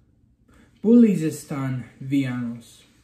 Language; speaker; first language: Spanish; non-native, learner; English